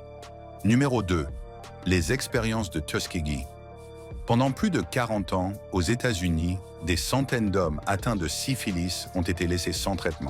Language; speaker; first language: French; native; French